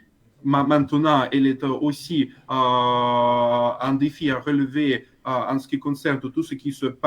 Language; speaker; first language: French; non-native, fluent; Russian